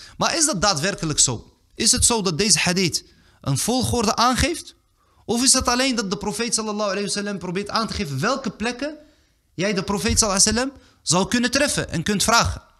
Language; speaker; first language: Dutch; early bilingual, other home language; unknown